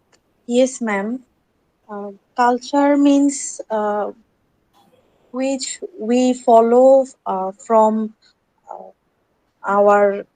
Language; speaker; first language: English; non-native, learner; Bangla